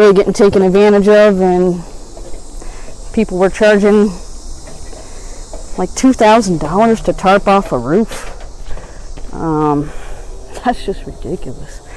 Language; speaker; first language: English; native; English